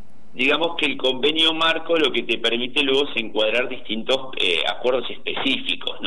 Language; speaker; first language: Spanish; native; Spanish